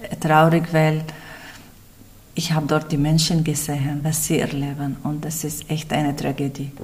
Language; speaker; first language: German; non-native, fluent; Arabic